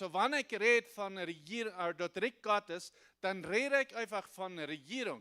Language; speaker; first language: German; non-native, learner; Low German